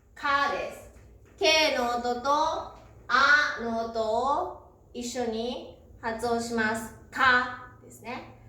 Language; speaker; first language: Japanese; native; Japanese